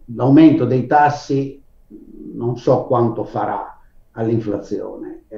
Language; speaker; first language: Italian; native; Italian